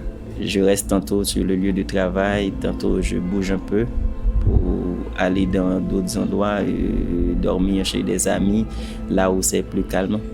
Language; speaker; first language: French; non-native, local second language; Haitian Creole